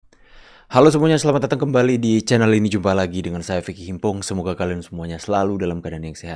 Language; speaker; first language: Indonesian; native; Indonesian